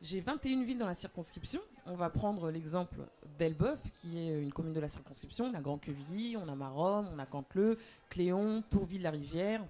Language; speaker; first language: French; native; French